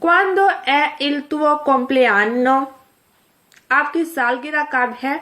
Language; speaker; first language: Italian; non-native, fluent; Urdu